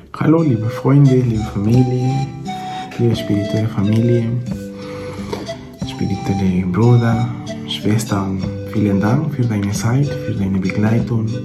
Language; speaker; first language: German; non-native, fluent; Spanish